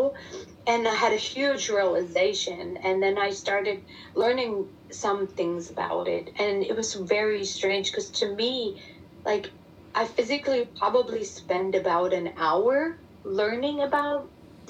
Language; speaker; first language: English; non-native, fluent; German